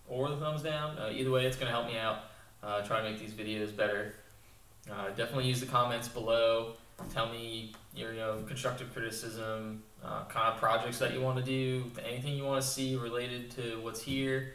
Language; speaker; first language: English; native; English